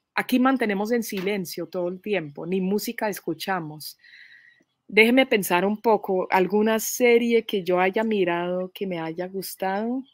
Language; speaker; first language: Spanish; non-native, fluent; Dutch